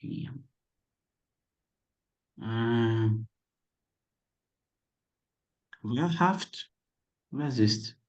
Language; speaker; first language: German; non-native, learner; Portuguese